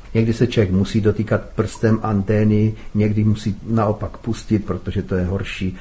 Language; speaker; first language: Czech; native; Czech